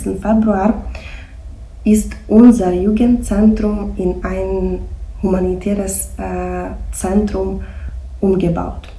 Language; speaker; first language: German; non-native, fluent; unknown